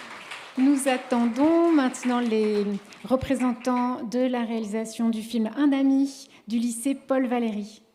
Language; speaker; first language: French; native; French